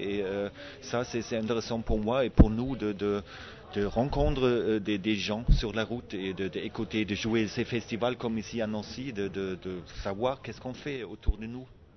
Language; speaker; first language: French; non-native, fluent; German